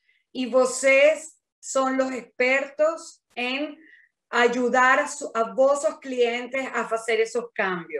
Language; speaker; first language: Spanish; non-native, fluent; Portuguese